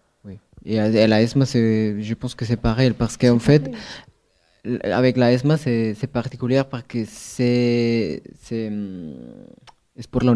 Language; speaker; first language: French; non-native, fluent; Spanish